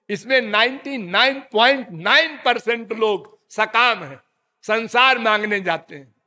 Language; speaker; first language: Hindi; native; Hindi